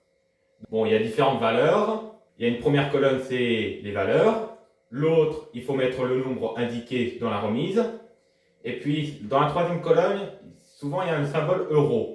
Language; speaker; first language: French; native; French